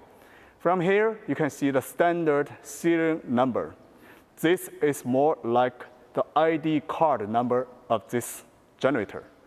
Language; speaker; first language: English; non-native, fluent; Chinese